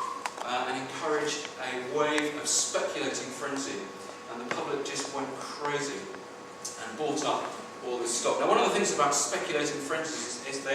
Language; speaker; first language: English; native; English